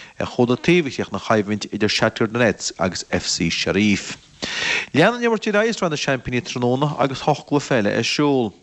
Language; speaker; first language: Irish; native; Irish